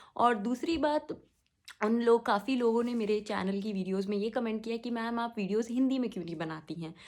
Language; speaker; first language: Hindi; native; Hindi